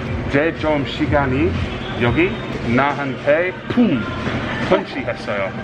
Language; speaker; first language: Korean; non-native, learner; English